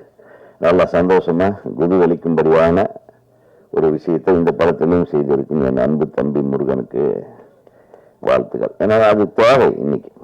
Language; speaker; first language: Tamil; native; Tamil